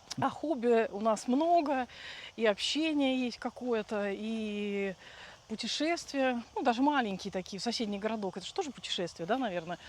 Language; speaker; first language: Russian; native; Russian